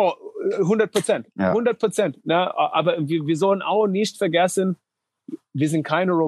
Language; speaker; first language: German; non-native, learner; English